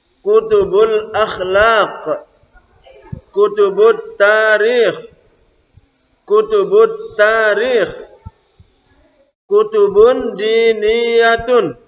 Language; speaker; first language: Arabic; non-native, fluent; Indonesian